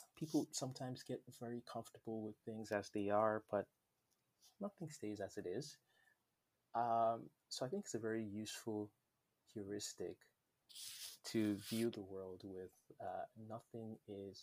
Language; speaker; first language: English; non-native, local second language; Yoruba